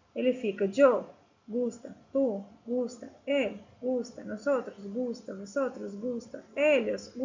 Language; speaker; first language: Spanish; non-native, fluent; Portuguese